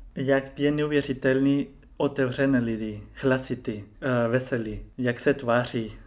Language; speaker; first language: Czech; non-native, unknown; Spanish